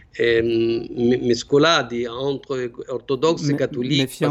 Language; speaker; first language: French; non-native, learner; Arabic